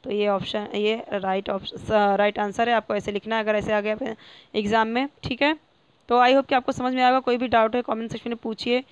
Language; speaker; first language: Hindi; non-native, local second language; Marathi